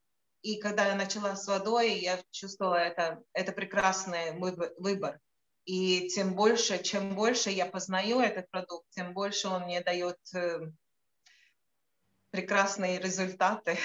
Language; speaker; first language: Russian; non-native, local second language; Latvian